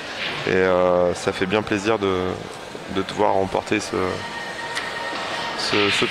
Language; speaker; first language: French; native; French